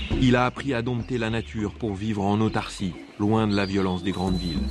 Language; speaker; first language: French; native; French